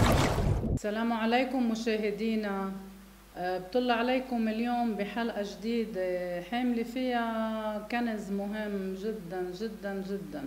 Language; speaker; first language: Arabic; native; Arabic